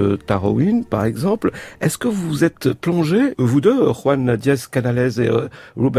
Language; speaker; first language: French; native; French